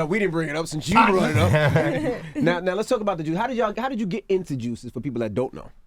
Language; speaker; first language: English; native; English